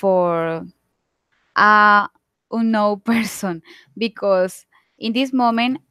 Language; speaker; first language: English; non-native, learner; Spanish